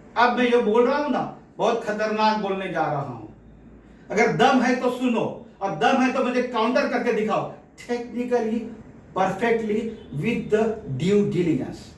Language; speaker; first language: Hindi; native; Hindi